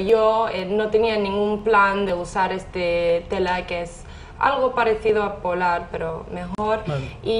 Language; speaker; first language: Spanish; non-native, fluent; English